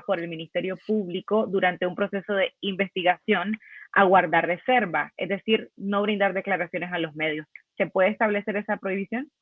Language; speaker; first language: Spanish; native; Spanish